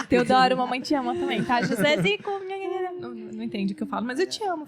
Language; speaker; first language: Portuguese; native; Portuguese